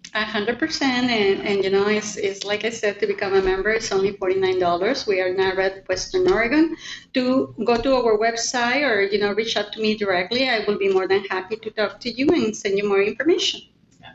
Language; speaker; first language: English; native; English